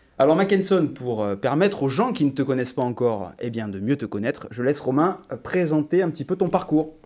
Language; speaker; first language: French; native; French